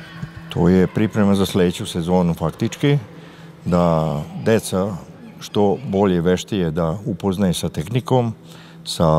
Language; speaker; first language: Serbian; non-native, local second language; Hungarian